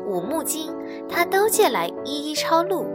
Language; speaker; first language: Chinese; native; Chinese